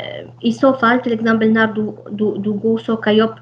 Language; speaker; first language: Swedish; non-native, fluent; Arabic